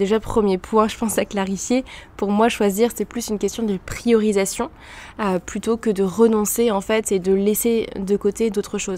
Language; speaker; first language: French; native; French